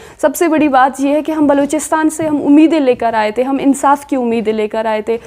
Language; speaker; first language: Urdu; non-native, local second language; Baluchi